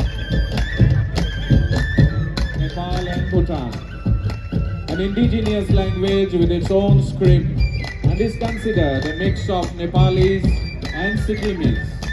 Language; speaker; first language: English; non-native, local second language; Bangla